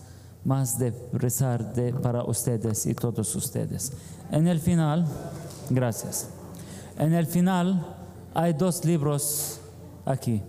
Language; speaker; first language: Spanish; non-native, learner; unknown